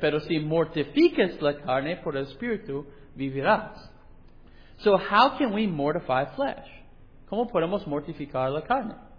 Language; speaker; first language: Spanish; non-native, fluent; English